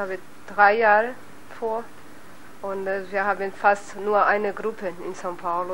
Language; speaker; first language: German; non-native, learner; Portuguese